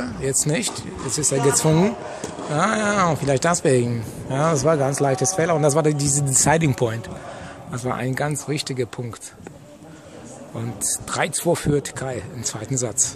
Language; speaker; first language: German; non-native, fluent; Polish